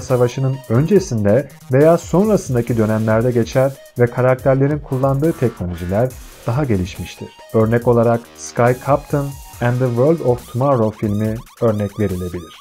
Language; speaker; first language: Turkish; native; Turkish